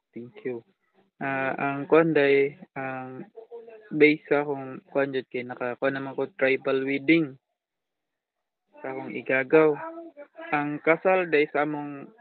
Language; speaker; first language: Cebuano; non-native, local second language; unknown